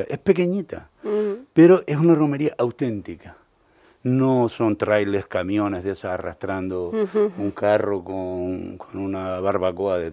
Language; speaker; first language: Spanish; native; Spanish